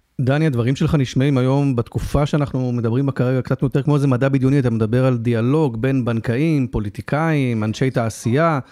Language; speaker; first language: Hebrew; native; Hebrew